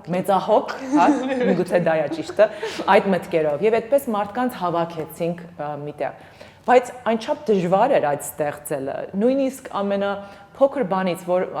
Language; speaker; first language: Armenian; early bilingual, heritage; Armenian